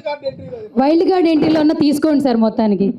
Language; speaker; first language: Telugu; native; Telugu